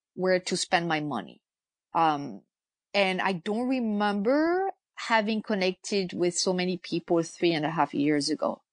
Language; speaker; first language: English; non-native, fluent; French